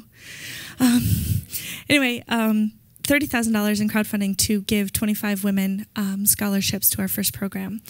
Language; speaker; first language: English; native; English